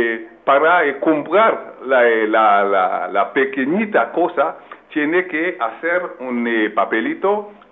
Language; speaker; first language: Spanish; non-native, fluent; French